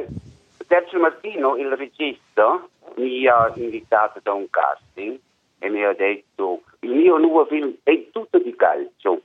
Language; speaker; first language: Italian; non-native, learner; German